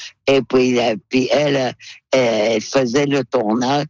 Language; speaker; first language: French; non-native, local second language; Innu-aimun